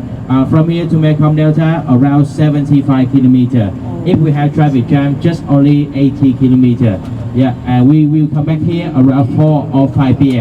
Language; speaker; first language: English; non-native, learner; Vietnamese